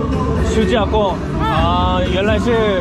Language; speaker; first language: Chinese; non-native, learner; Korean